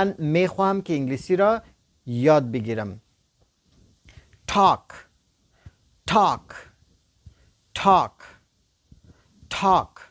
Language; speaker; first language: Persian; non-native, local second language; Pashto